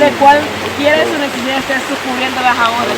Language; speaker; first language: Spanish; native; Spanish